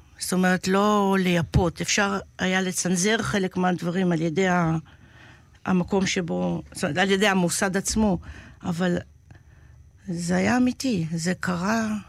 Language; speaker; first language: Hebrew; native; Hebrew